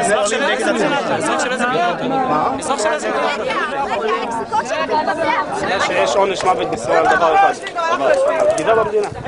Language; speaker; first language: Hebrew; native; Hebrew